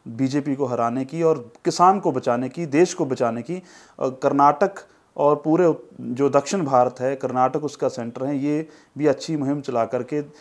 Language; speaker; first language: Hindi; non-native, local second language; Punjabi